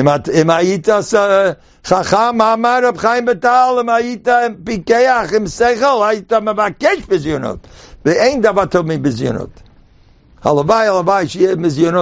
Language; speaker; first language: Hebrew; non-native, fluent; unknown